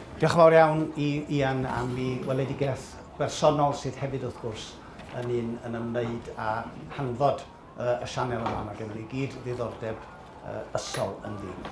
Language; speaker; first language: Welsh; native; Welsh